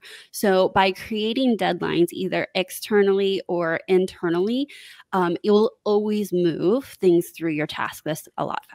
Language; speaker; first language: English; native; English